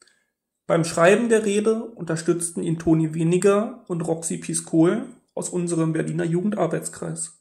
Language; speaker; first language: German; native; German